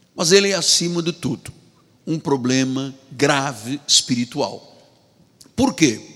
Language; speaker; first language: Portuguese; native; Portuguese